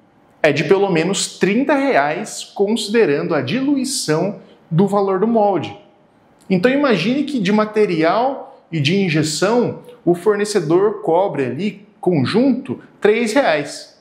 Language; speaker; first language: Portuguese; native; Portuguese